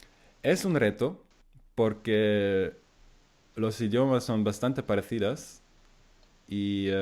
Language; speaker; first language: Spanish; non-native, fluent; German